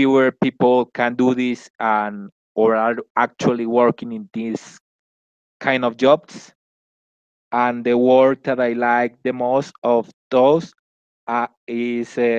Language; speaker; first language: English; non-native, fluent; Spanish